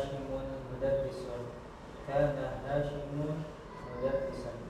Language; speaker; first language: Arabic; non-native, learner; Indonesian